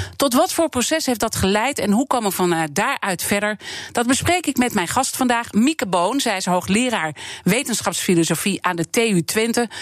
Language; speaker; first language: Dutch; native; Dutch